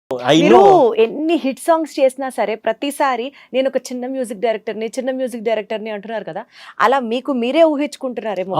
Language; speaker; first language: Telugu; native; Telugu